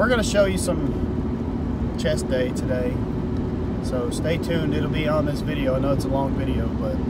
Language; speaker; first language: English; native; English